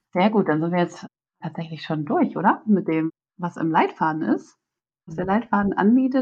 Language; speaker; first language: German; native; German